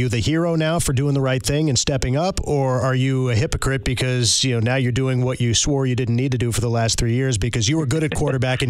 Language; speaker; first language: English; native; English